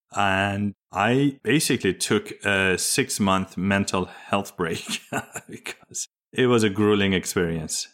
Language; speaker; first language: English; early bilingual, other home language; Persian